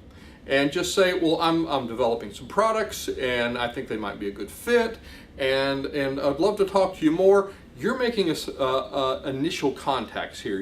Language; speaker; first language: English; native; English